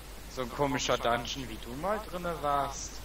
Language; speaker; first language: German; native; German